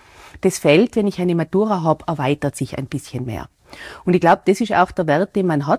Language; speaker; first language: German; native; German